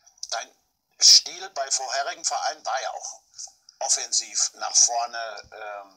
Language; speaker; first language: German; native; German